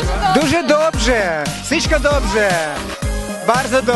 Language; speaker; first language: Polish; non-native, learner; Ukrainian